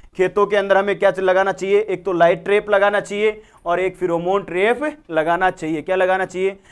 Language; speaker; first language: Hindi; native; Hindi